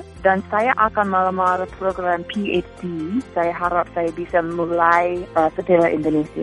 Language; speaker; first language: Indonesian; non-native, fluent; English